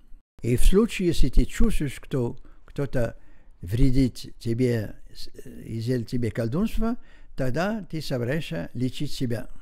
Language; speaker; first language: Russian; non-native, learner; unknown